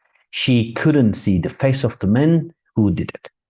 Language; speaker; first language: English; non-native, fluent; Turkish